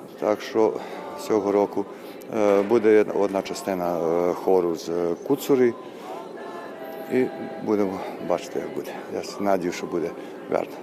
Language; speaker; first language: Ukrainian; early bilingual, heritage; Ukrainian